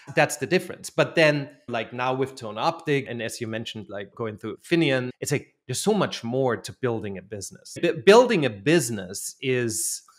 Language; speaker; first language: English; non-native, fluent; German